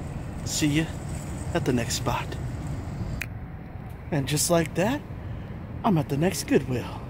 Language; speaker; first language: English; native; English